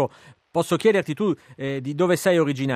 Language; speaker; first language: Italian; native; Italian